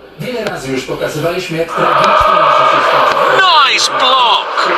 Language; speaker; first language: Polish; native; Polish